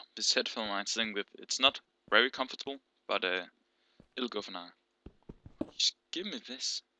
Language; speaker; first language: English; non-native, learner; Danish